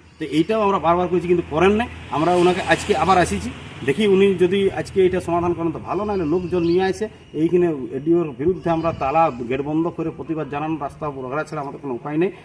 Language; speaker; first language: Bangla; native; Bangla